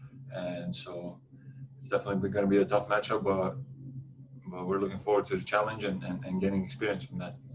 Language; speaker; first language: English; non-native, fluent; Latvian